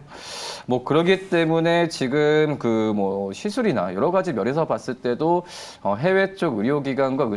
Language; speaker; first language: Korean; native; Korean